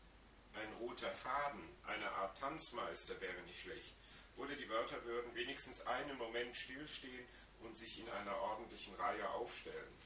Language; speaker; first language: German; native; German